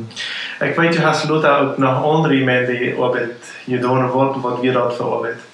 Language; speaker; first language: German; non-native, learner; Plautdietsch